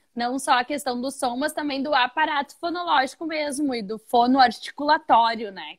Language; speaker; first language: Portuguese; native; Portuguese